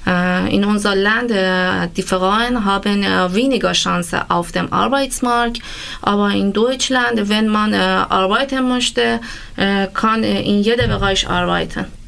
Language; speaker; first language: German; non-native, learner; Persian